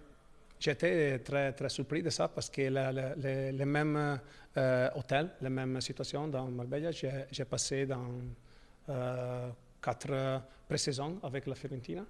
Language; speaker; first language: French; non-native, learner; Italian